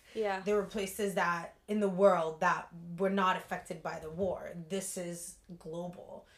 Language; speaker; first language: English; early bilingual, other home language; Russian